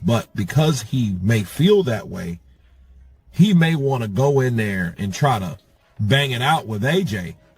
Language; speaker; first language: English; native; English